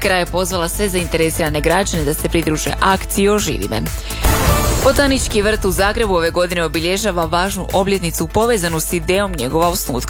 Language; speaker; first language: Croatian; native; Croatian